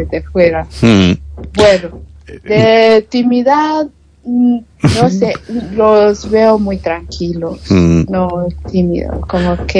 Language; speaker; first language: Spanish; non-native, fluent; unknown